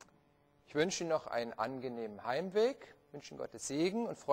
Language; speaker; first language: German; native; German